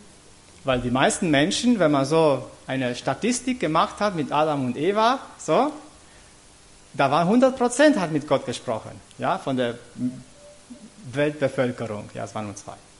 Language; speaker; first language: German; non-native, fluent; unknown